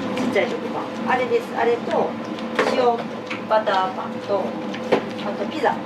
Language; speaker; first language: Japanese; native; Japanese